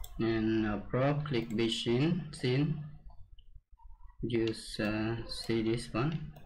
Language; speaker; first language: English; non-native, learner; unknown